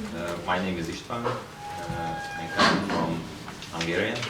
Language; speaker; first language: English; non-native, learner; Hungarian